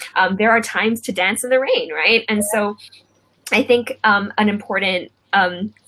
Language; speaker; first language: English; non-native, local second language; Cantonese